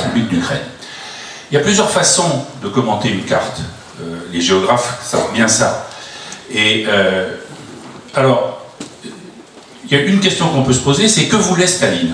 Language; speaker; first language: French; native; French